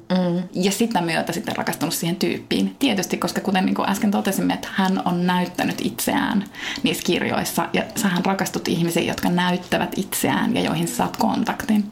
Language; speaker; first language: Finnish; native; Finnish